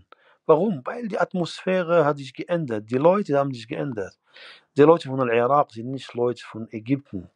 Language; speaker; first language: German; non-native, fluent; Arabic